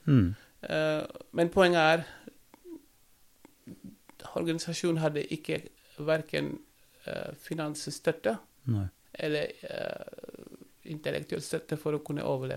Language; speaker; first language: Norwegian; non-native, fluent; Wolof